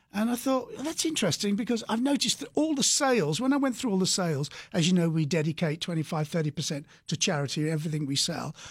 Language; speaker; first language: English; native; English